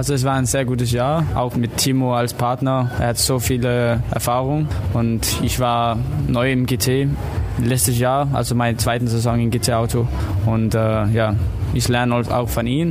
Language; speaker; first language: German; non-native, fluent; Danish